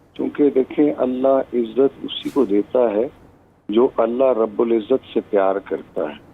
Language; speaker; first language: Urdu; non-native, local second language; Pashto